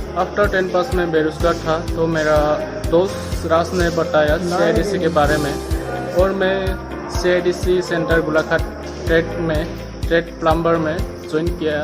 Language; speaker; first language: Hindi; non-native, local second language; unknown